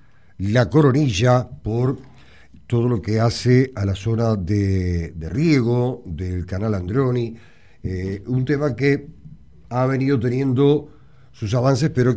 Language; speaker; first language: Spanish; native; Spanish